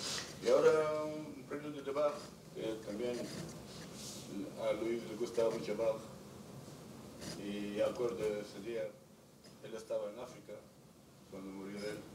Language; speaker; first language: Spanish; non-native, learner; Russian